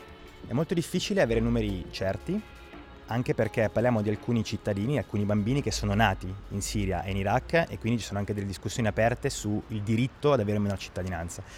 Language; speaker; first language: Italian; native; Italian